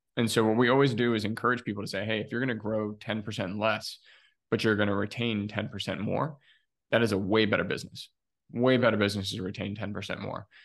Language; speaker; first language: English; native; English